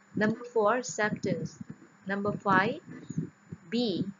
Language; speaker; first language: English; non-native, fluent; Vietnamese